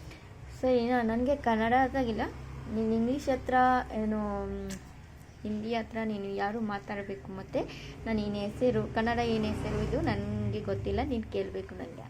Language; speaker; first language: Kannada; non-native, local second language; Bangla